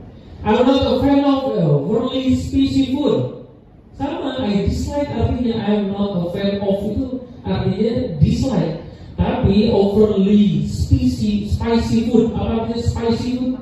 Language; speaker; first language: English; non-native, learner; Indonesian